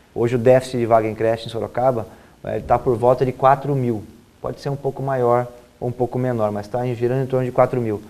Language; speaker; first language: Portuguese; native; Portuguese